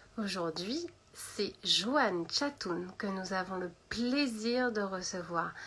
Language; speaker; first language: French; native; French